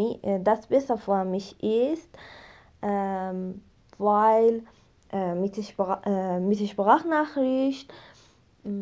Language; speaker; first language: German; non-native, learner; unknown